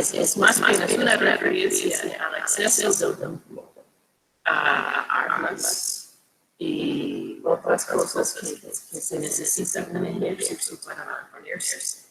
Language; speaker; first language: Spanish; non-native, fluent; English